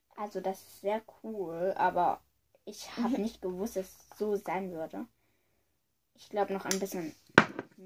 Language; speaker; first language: German; early bilingual, other home language; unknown